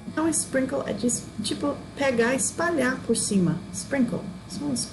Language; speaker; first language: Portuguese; non-native, fluent; English